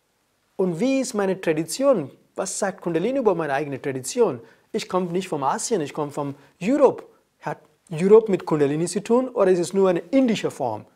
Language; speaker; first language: German; non-native, learner; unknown